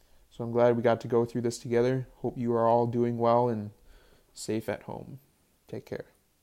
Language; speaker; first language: English; native; English